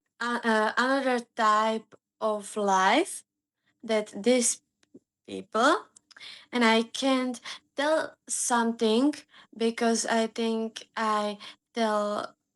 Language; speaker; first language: English; non-native, learner; Slovak